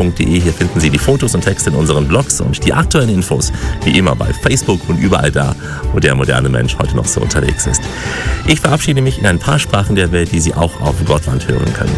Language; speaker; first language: German; native; German